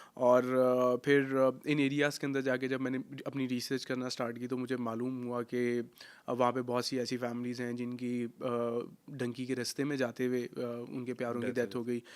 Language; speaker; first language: Hindi; non-native, local second language; Punjabi